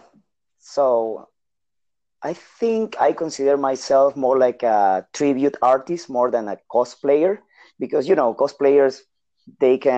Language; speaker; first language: English; non-native, learner; Spanish